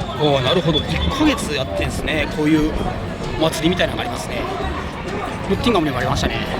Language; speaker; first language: Japanese; native; Japanese